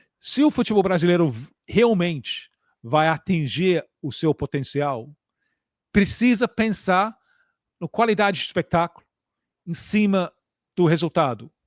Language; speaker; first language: Portuguese; non-native, fluent; English